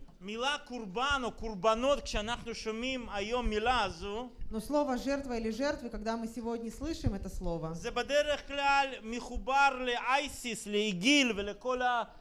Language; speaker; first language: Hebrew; non-native, fluent; Russian